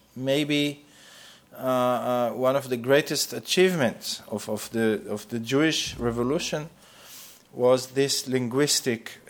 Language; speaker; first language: English; non-native, fluent; Hebrew